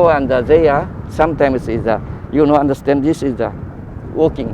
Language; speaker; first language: English; non-native, learner; Japanese